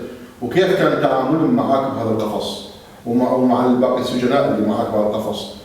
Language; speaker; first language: Arabic; native; Arabic